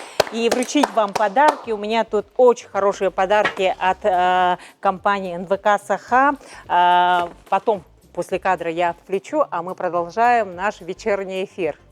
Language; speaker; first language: Russian; native; Russian